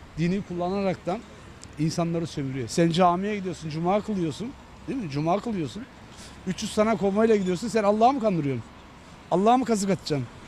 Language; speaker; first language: Turkish; native; Turkish